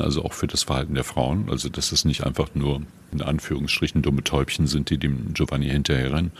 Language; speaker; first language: German; native; German